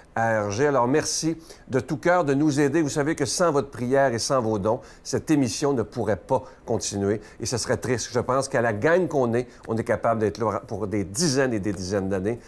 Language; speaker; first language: French; native; French